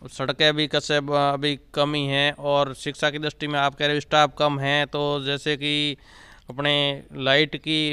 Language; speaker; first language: Hindi; native; Hindi